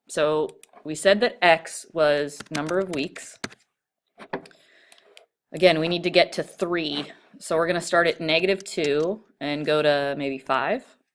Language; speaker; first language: English; native; English